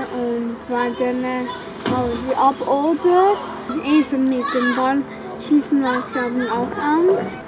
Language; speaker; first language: German; early bilingual, other home language; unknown